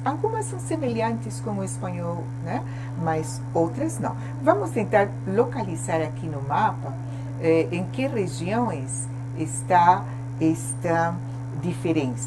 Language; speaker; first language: Portuguese; non-native, fluent; Spanish